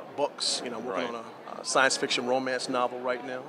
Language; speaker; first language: English; native; English